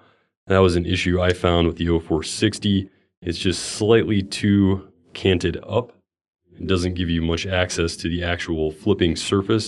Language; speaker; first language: English; native; English